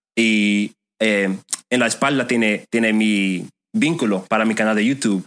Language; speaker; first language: Spanish; non-native, fluent; English